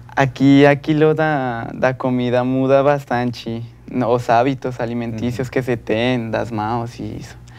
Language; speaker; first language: Portuguese; non-native, learner; Spanish